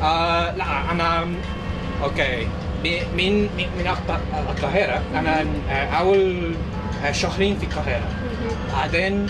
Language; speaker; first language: Arabic; non-native, learner; English